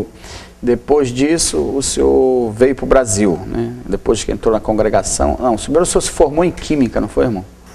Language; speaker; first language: Portuguese; native; Portuguese